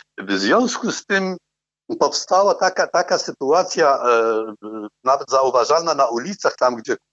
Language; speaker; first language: Polish; non-native, fluent; Arabic